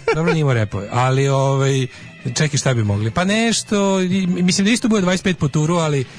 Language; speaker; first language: Serbian; native; Serbian